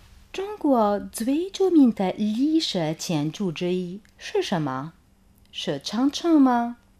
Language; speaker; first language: Chinese; non-native, fluent; Arabic